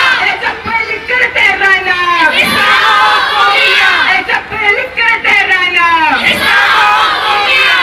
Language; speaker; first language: Hindi; non-native, local second language; Malayalam